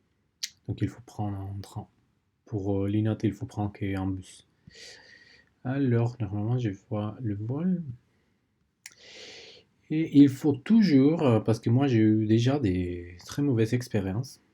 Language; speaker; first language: French; non-native, learner; Spanish